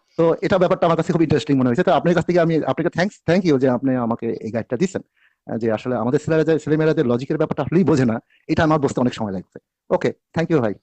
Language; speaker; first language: Bangla; native; Bangla